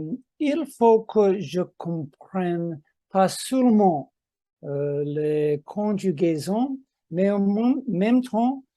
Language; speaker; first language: French; non-native, fluent; English